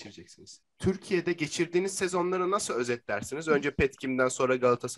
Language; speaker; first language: Turkish; native; Turkish